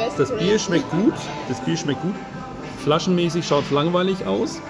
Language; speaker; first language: German; early bilingual, other home language; Turkish